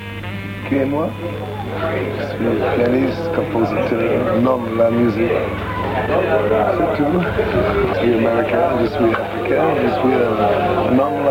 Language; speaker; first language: French; non-native, learner; English